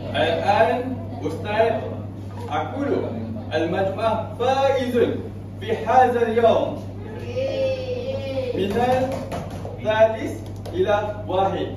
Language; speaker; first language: Arabic; non-native, learner; Malay